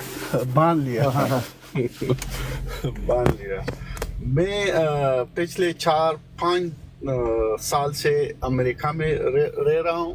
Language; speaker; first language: Hindi; non-native, local second language; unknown